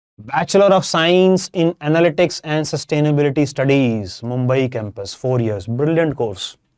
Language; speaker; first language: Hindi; non-native, local second language; Punjabi